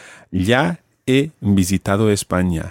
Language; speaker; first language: Spanish; non-native, fluent; English